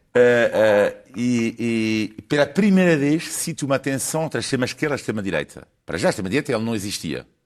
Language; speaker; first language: Portuguese; non-native, fluent; French